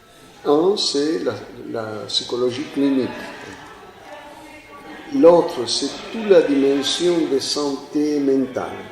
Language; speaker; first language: French; non-native, fluent; Spanish